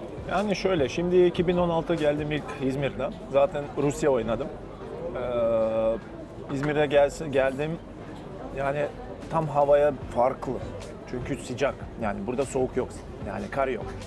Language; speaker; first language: Turkish; non-native, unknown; Bosnian